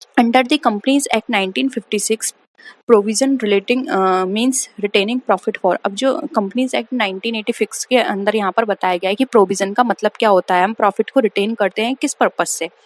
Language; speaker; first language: Hindi; native; Hindi